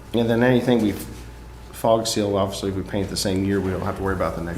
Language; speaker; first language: English; native; English